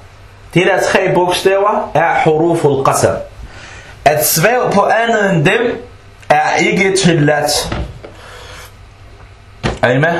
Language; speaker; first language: Danish; early bilingual, other home language; Arabic